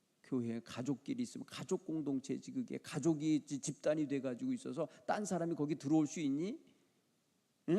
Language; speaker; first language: Korean; native; Korean